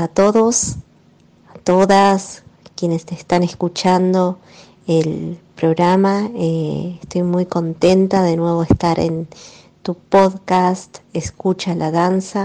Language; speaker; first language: Spanish; native; Spanish